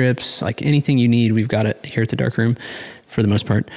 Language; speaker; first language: English; native; English